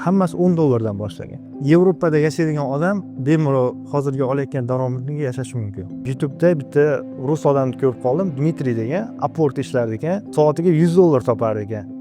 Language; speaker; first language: Uzbek; native; Uzbek